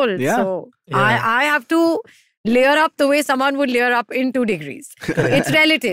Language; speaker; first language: English; non-native, local second language; Hindi